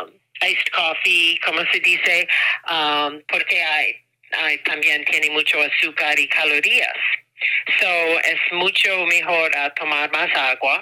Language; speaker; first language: Spanish; non-native, learner; English